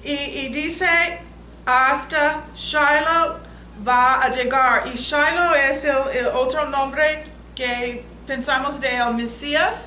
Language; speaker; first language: Spanish; non-native, learner; English